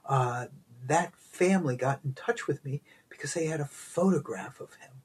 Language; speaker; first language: English; native; English